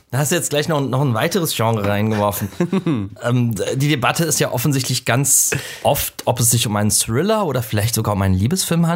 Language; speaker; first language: German; native; German